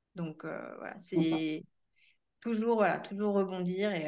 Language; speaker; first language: French; native; French